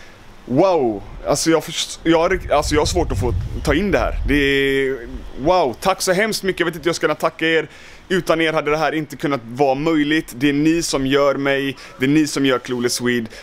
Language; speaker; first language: Swedish; native; Swedish